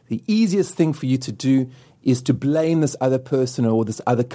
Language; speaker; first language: English; native; English